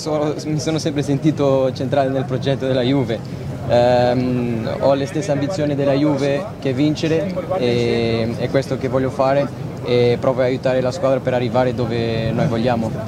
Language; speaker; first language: Italian; non-native, fluent; Portuguese